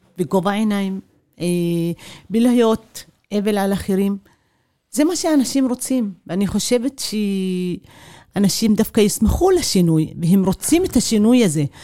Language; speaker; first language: Hebrew; non-native, local second language; Arabic